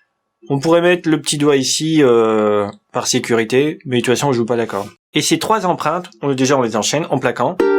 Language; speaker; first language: French; native; French